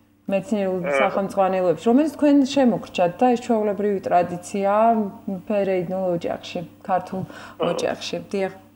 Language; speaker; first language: Georgian; native; Georgian